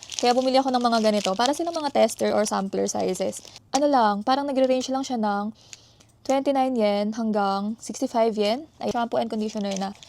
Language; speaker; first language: Filipino; native; Filipino